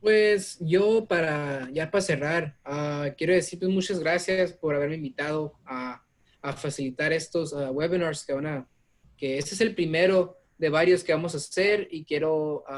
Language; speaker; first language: Spanish; early bilingual, heritage; Spanish